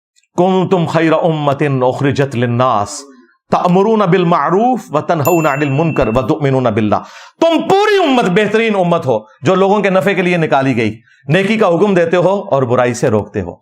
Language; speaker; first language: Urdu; non-native, local second language; Punjabi